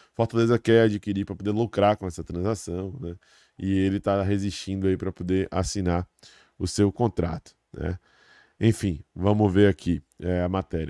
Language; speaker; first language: Portuguese; native; Portuguese